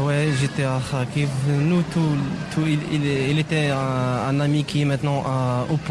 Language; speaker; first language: French; non-native, learner; Arabic